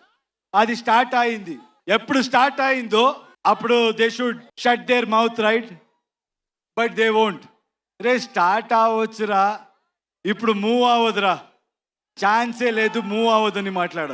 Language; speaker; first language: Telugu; non-native, fluent; Kannada